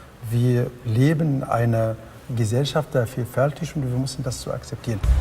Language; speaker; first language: German; non-native, fluent; Arabic